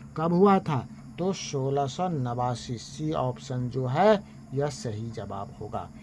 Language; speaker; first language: Hindi; native; Hindi